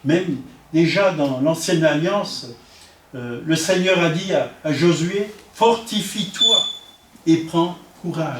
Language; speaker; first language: French; native; French